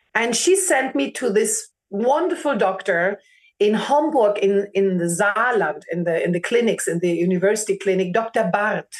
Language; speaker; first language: English; non-native, fluent; German